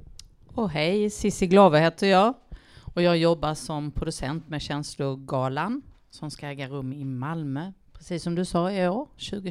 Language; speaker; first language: Swedish; native; Swedish